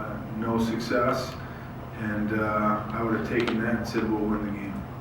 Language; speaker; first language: English; native; English